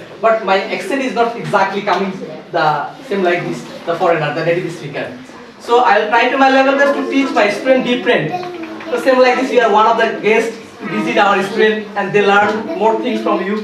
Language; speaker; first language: English; non-native, fluent; Bangla